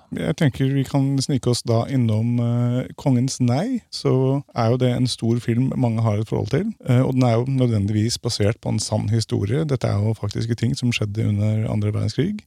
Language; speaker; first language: Norwegian; native; Norwegian